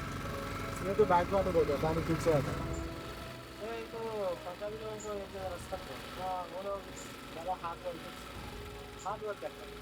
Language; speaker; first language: Hindi; non-native, local second language; Malayalam